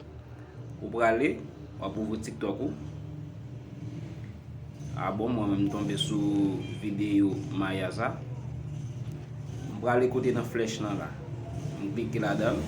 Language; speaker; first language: French; non-native, learner; Haitian Creole